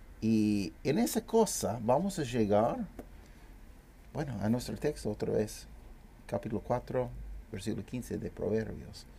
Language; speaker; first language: Spanish; non-native, fluent; English